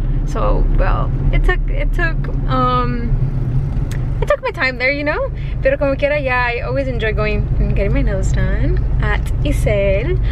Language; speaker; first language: English; early bilingual, other home language; Spanish